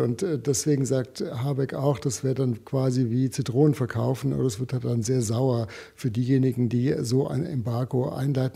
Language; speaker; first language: German; native; German